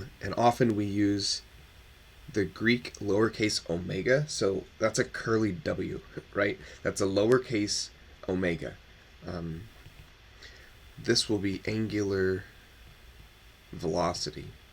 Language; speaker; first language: English; native; English